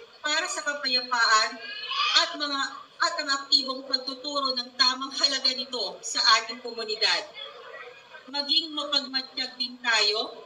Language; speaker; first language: Filipino; non-native, local second language; Cebuano